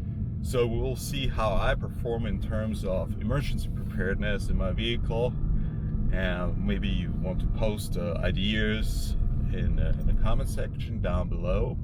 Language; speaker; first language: English; non-native, fluent; German